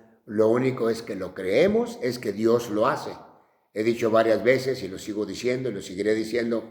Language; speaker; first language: Spanish; native; Spanish